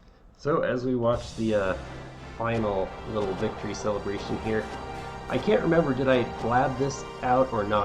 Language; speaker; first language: English; native; English